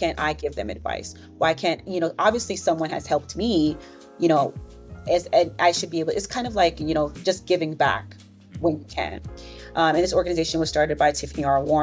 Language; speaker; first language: English; native; English